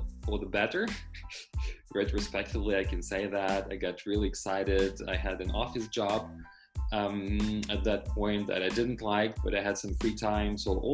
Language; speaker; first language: English; non-native, fluent; Russian